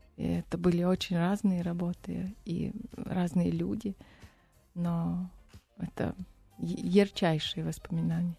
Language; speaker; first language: Russian; non-native, local second language; Lithuanian